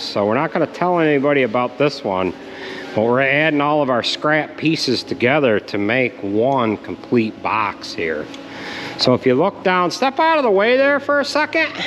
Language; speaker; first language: English; native; English